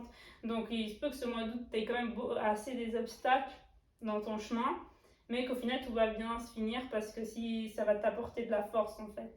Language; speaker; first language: French; native; French